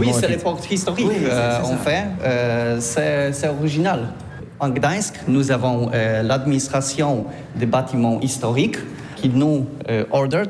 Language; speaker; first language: French; non-native, learner; Polish